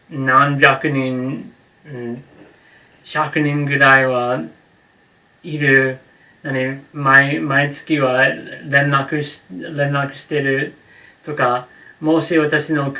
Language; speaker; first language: Japanese; non-native, learner; English